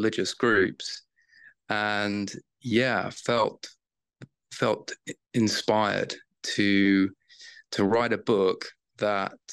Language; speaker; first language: English; native; English